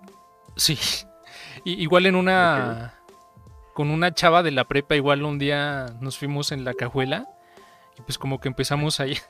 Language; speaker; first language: Spanish; native; Spanish